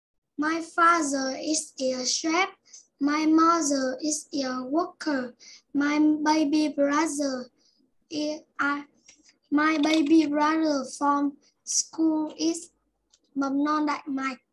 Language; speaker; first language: English; non-native, learner; Vietnamese